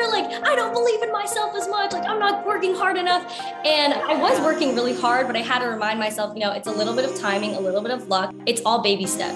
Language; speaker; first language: English; native; English